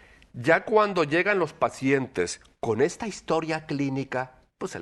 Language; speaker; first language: Spanish; native; Spanish